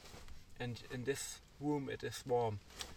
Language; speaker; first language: English; non-native, learner; German